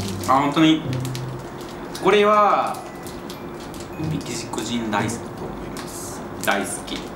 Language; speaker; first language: Japanese; non-native, learner; Spanish